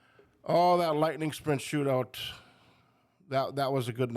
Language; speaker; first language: English; native; English